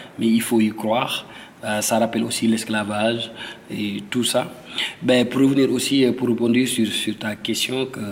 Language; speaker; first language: French; non-native, local second language; Wolof